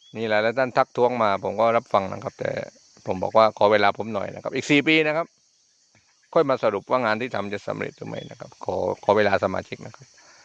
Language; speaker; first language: Thai; native; Thai